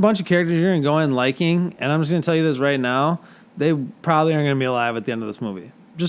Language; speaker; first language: English; native; English